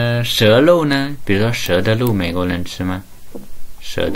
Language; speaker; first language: Chinese; native; Chinese